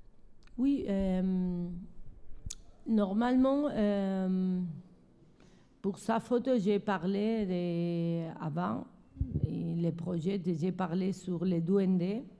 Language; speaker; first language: French; non-native, learner; Spanish